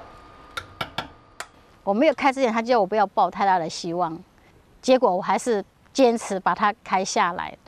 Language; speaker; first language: Chinese; native; Chinese